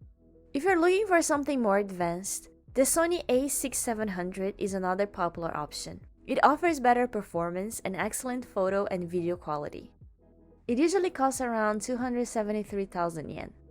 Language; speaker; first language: English; native; English